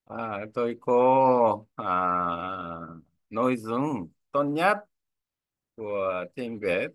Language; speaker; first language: Vietnamese; non-native, learner; Korean